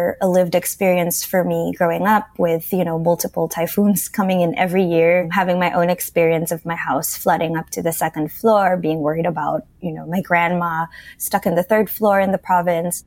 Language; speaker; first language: English; non-native, local second language; Filipino